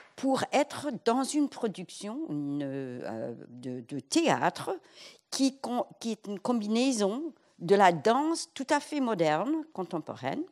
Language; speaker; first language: French; non-native, fluent; English